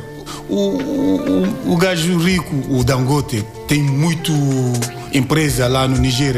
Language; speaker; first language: Portuguese; non-native, learner; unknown